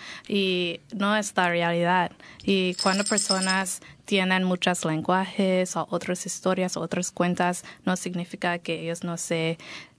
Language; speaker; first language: Spanish; non-native, learner; English